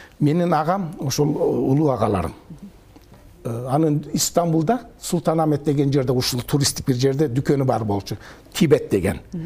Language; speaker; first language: Kyrgyz; early bilingual, heritage; Kyrgyz